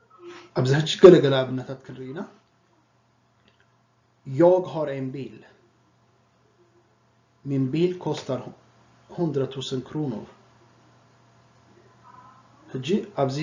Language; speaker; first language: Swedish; non-native, fluent; Tigrinya